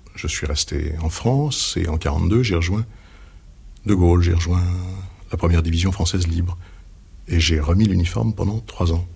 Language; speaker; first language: French; native; French